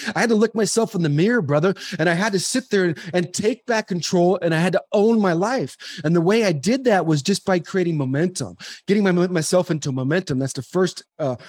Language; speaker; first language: English; native; English